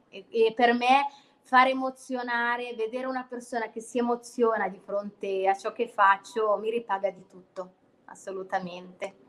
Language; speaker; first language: Italian; native; Italian